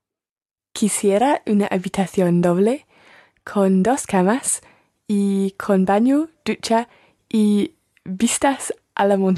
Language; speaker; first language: Spanish; non-native, learner; English